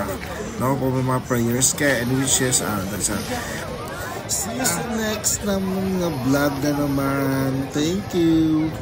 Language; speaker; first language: Filipino; non-native, local second language; Hiligaynon